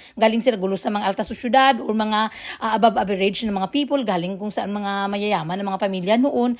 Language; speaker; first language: Filipino; non-native, local second language; Hiligaynon